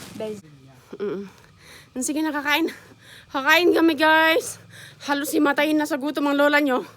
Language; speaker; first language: Filipino; native; Filipino